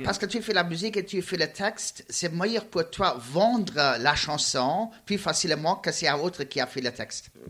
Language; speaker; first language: French; non-native, learner; Luxembourgish